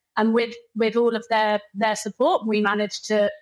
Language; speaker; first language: English; native; English